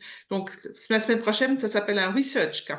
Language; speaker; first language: French; native; French